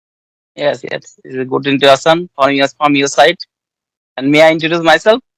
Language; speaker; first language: English; non-native, learner; Bangla